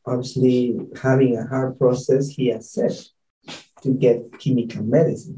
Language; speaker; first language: English; non-native, fluent; Spanish